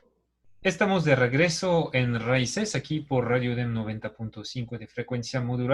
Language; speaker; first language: Spanish; native; Spanish